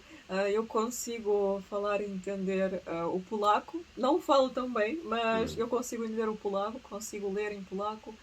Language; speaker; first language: Portuguese; early bilingual, other home language; Russian